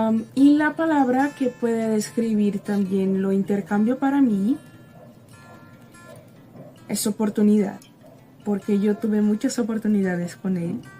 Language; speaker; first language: Spanish; non-native, learner; Portuguese